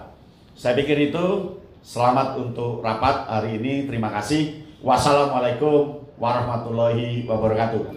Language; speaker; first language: Indonesian; native; Indonesian